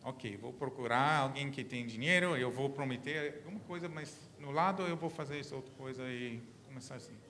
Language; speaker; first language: Portuguese; non-native, learner; English